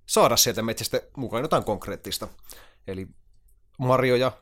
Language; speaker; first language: Finnish; native; Finnish